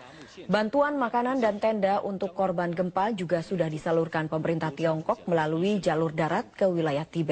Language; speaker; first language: Indonesian; native; Indonesian